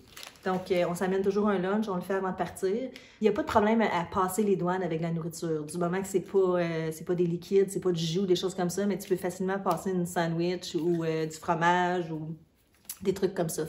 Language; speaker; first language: French; native; French